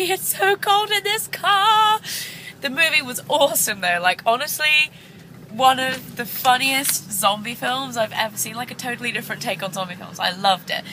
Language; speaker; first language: English; native; English